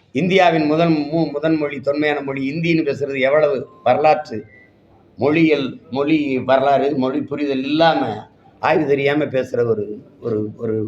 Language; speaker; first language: Tamil; native; Tamil